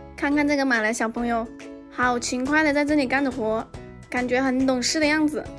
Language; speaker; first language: Chinese; native; Chinese